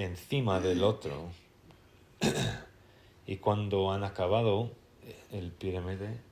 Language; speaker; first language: Spanish; non-native, fluent; English